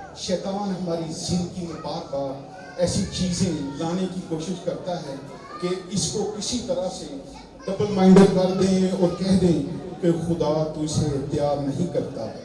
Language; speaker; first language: Urdu; non-native, local second language; Punjabi